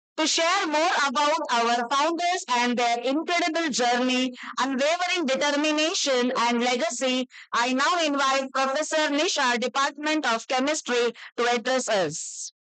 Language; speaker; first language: English; non-native, local second language; Kannada